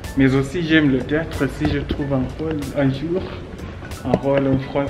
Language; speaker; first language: French; non-native, fluent; Luo (Kenya and Tanzania)